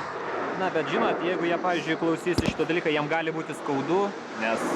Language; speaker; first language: Lithuanian; native; Lithuanian